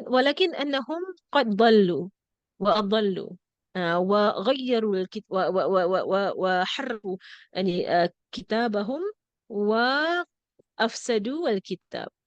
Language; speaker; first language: Arabic; non-native, fluent; English